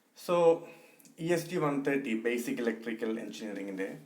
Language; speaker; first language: English; non-native, local second language; Malayalam